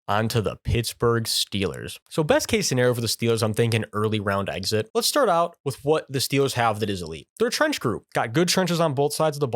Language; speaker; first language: English; native; English